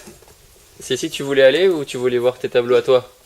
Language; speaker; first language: French; native; French